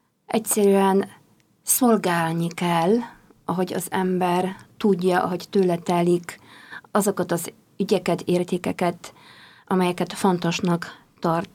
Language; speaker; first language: Hungarian; non-native, fluent; Polish